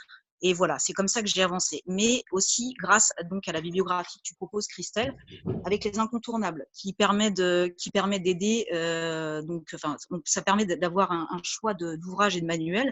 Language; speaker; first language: French; native; French